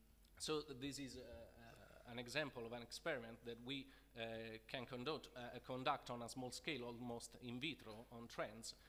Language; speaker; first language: English; non-native, fluent; Italian